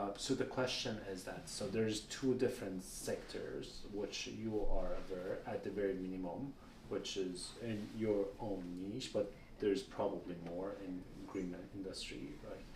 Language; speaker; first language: English; non-native, fluent; Persian